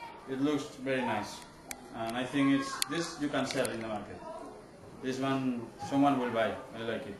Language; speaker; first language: English; non-native, fluent; Spanish